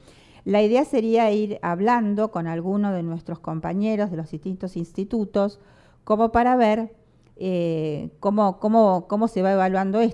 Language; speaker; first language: Spanish; native; Spanish